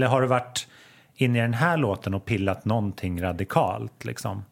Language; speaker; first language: Swedish; native; Swedish